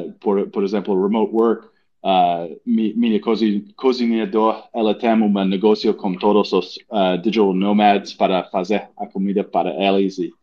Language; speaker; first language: Portuguese; non-native, learner; English